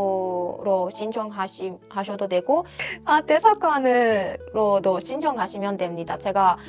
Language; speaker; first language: Korean; non-native, fluent; Persian